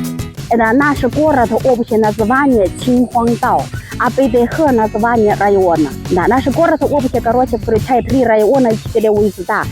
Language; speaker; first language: Russian; non-native, learner; Chinese